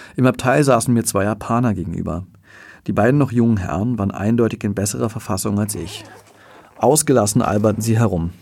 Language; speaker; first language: German; native; German